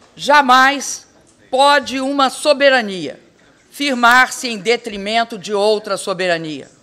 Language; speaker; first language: Portuguese; native; Portuguese